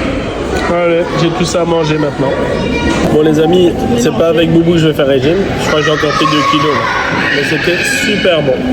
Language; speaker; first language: French; native; French